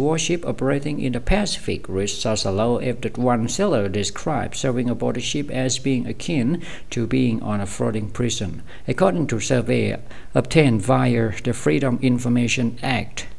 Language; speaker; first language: English; non-native, fluent; Thai